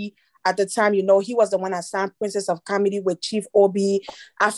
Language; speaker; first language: English; non-native, fluent; French